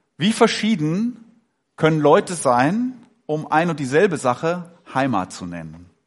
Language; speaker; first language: German; native; German